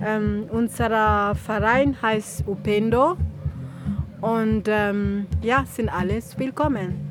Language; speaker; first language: German; non-native, learner; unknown